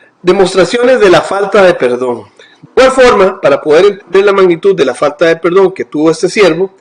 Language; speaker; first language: Spanish; native; Spanish